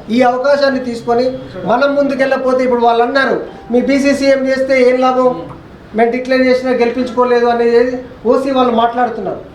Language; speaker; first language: Telugu; native; Telugu